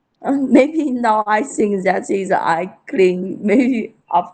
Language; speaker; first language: English; non-native, learner; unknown